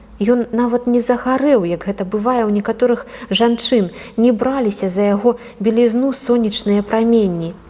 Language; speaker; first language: Belarusian; native; Belarusian